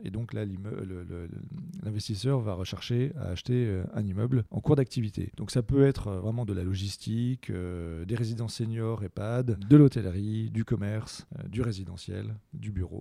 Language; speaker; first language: French; native; French